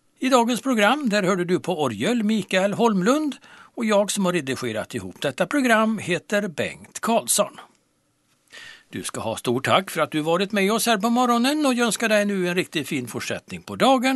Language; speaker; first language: Swedish; native; Swedish